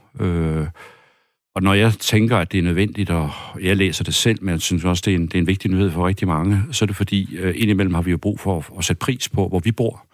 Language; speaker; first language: Danish; native; Danish